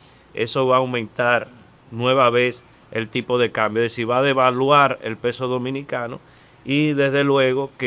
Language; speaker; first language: Spanish; native; Spanish